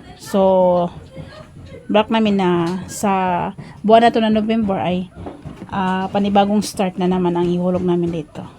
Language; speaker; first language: Filipino; non-native, local second language; Cebuano